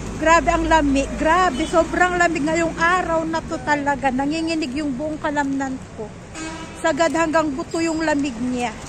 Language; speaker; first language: Filipino; native; Filipino